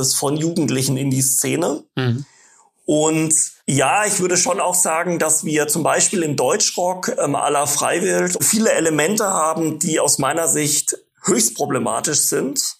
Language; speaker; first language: German; native; German